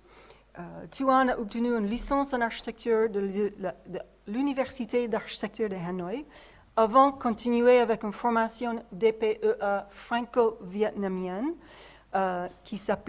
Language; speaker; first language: French; non-native, fluent; English